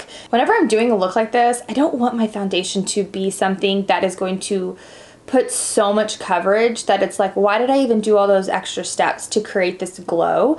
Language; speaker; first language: English; native; English